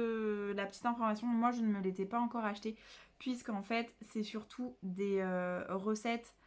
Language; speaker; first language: French; native; French